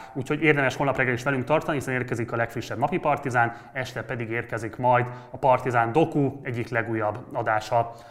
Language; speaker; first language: Hungarian; native; Hungarian